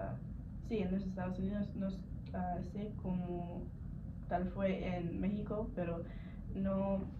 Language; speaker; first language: Spanish; non-native, learner; English